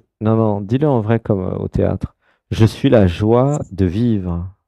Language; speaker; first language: French; native; French